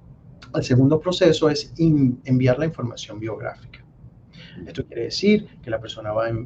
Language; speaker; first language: Spanish; native; Spanish